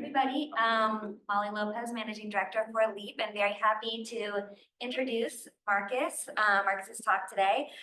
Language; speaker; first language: English; native; English